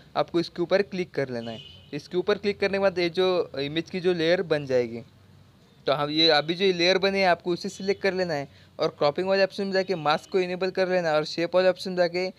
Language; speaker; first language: Hindi; non-native, local second language; Marathi